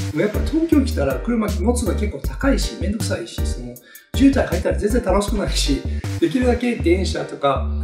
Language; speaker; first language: Japanese; non-native, fluent; English